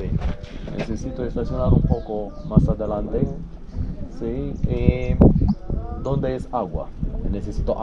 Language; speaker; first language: Spanish; non-native, learner; Romanian